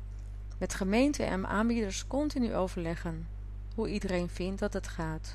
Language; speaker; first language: Dutch; native; Dutch